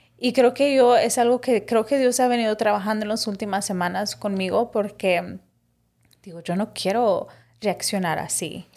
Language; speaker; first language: Spanish; early bilingual, heritage; Spanish